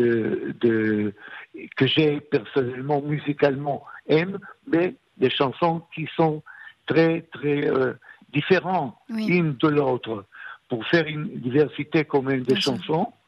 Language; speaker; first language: French; non-native, fluent; Hebrew